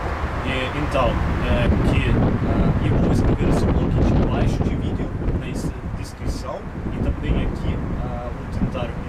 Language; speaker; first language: Portuguese; non-native, learner; Ukrainian